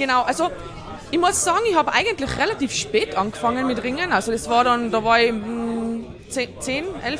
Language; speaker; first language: German; native; German